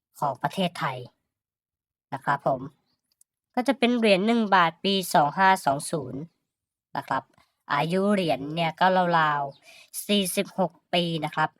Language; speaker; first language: Thai; native; Thai